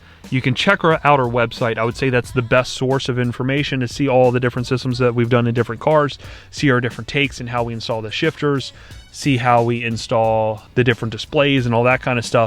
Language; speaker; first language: English; native; English